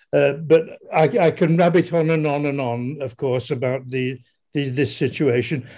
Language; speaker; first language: English; native; English